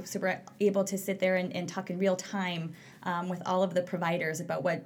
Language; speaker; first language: English; native; English